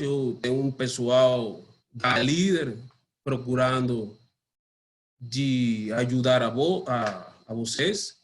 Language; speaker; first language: Portuguese; non-native, learner; Spanish